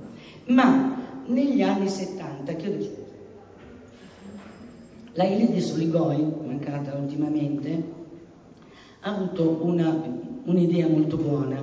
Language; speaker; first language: Italian; native; Italian